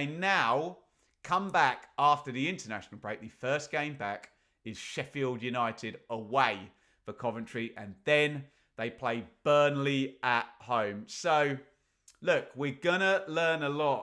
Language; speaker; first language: English; native; English